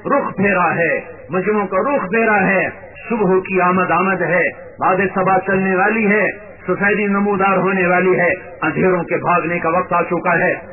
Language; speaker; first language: Urdu; non-native, local second language; Punjabi